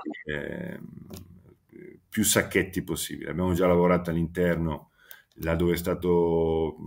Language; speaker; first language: Italian; native; Italian